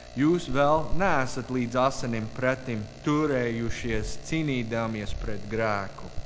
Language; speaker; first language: Latvian; non-native, learner; English